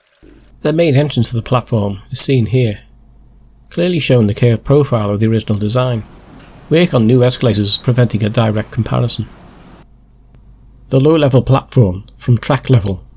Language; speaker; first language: English; native; English